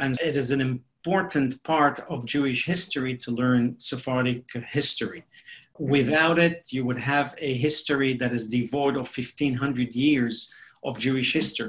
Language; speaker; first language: English; non-native, fluent; Spanish